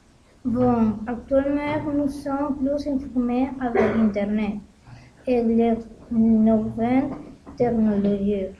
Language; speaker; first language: French; non-native, learner; Spanish